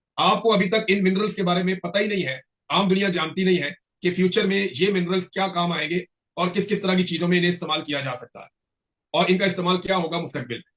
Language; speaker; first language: Urdu; non-native, local second language; Punjabi